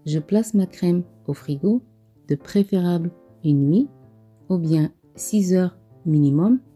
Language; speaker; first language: French; non-native, local second language; Arabic